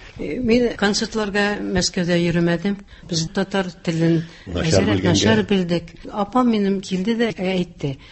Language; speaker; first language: Tatar; early bilingual, heritage; Tatar